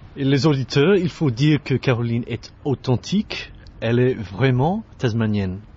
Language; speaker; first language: French; non-native, fluent; English